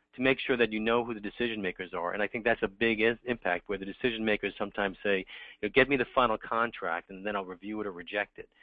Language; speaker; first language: English; native; English